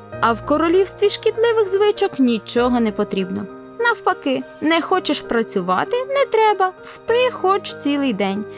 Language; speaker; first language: Ukrainian; native; Ukrainian